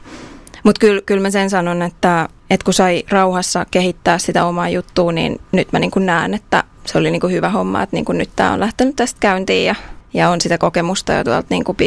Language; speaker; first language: Finnish; native; Finnish